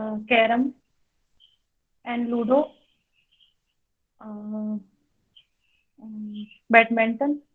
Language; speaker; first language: English; non-native, learner; Hindi